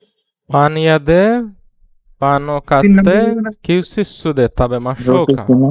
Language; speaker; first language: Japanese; non-native, fluent; Bangla